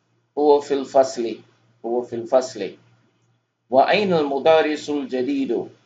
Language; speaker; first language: Arabic; non-native, fluent; English